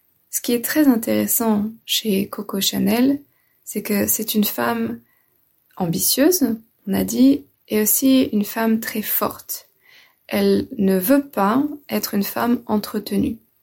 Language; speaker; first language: French; native; French